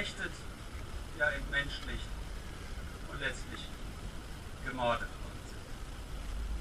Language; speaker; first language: German; native; German